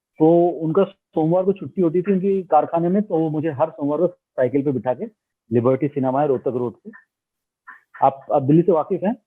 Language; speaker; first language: Hindi; non-native, local second language; Bangla